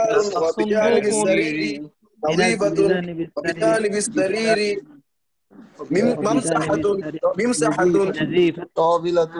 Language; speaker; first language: Arabic; non-native, learner; Bangla